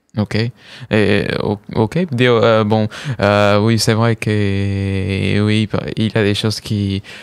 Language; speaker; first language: French; non-native, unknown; Spanish